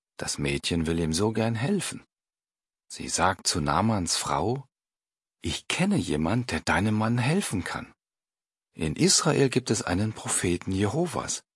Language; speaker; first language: German; native; German